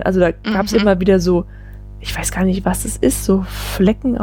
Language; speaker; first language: German; native; German